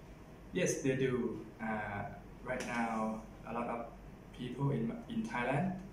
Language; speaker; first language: English; non-native, learner; Thai